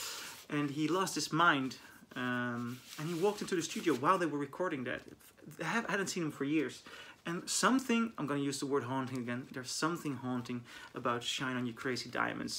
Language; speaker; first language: English; non-native, fluent; Dutch